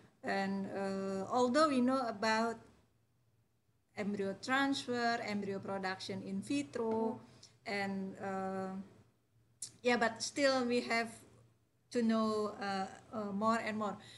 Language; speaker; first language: English; non-native, fluent; Indonesian